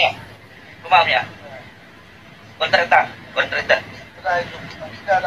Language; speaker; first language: Malay; native; Malay